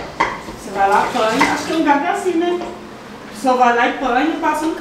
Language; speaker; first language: Portuguese; native; Portuguese